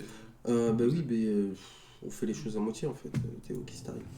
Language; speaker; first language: French; native; French